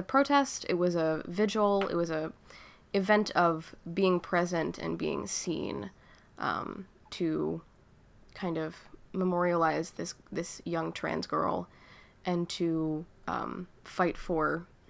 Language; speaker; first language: English; native; English